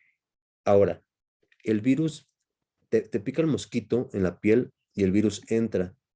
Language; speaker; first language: Spanish; native; Spanish